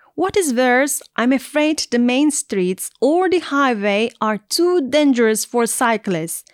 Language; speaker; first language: English; non-native, fluent; Turkish